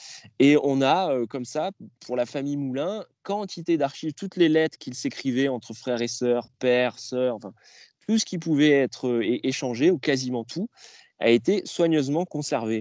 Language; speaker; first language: French; native; French